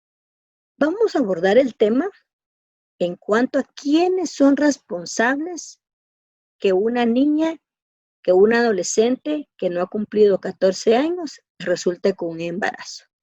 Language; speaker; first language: Spanish; native; Spanish